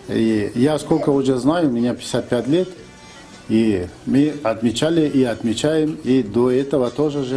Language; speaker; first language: Russian; non-native, fluent; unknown